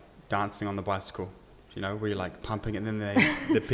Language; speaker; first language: English; native; English